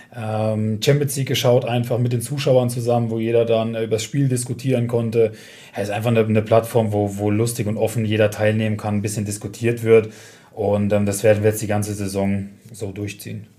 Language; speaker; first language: German; native; German